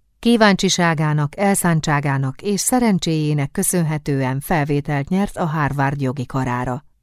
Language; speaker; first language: Hungarian; native; Hungarian